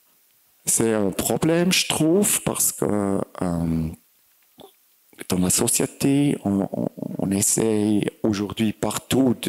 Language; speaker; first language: French; non-native, fluent; German